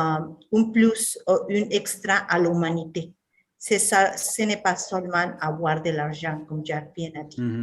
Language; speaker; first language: French; non-native, fluent; Spanish